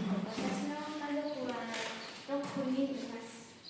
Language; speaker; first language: Japanese; non-native, learner; Indonesian